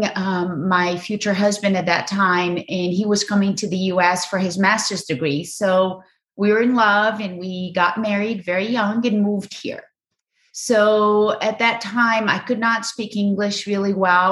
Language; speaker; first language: English; non-native, fluent; Portuguese